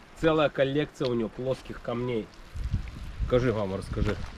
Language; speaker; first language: Russian; native; Russian